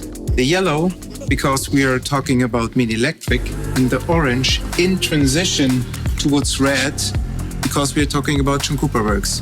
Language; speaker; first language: English; non-native, fluent; German